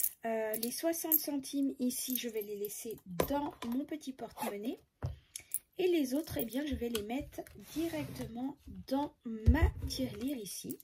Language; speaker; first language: French; native; French